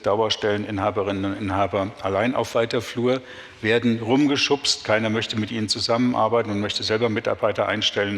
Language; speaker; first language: German; native; German